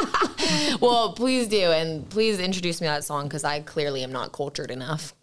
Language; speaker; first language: English; native; English